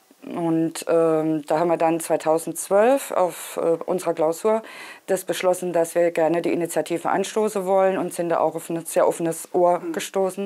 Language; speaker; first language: German; native; German